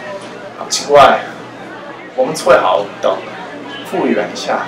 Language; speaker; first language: Chinese; non-native, learner; English